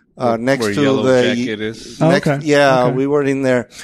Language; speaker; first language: English; non-native, fluent; Spanish